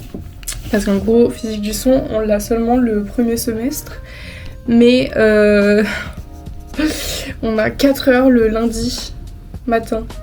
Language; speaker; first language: French; native; French